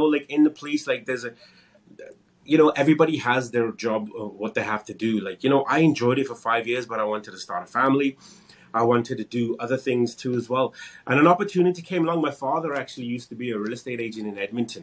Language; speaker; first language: English; native; English